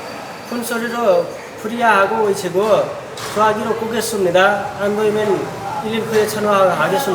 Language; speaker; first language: Korean; non-native, learner; Nepali